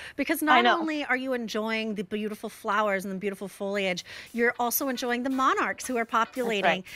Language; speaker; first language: English; native; English